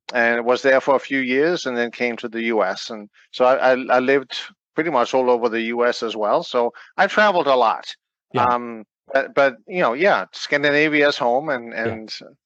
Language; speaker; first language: English; non-native, fluent; Danish